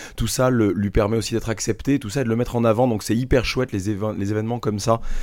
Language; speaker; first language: French; native; French